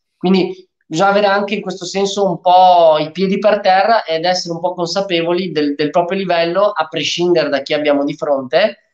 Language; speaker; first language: Italian; early bilingual, other home language; Romanian